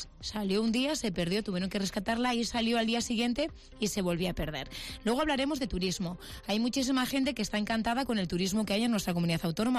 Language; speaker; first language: Spanish; native; Spanish